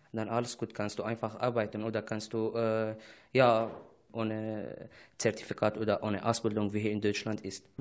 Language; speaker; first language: German; non-native, learner; Arabic